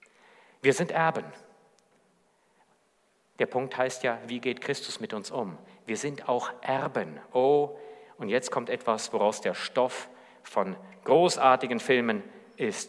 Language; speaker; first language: German; native; German